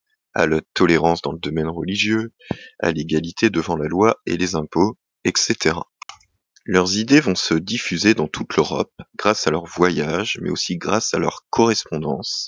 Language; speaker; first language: French; native; French